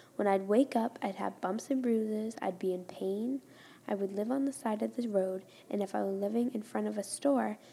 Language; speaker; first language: English; non-native, fluent; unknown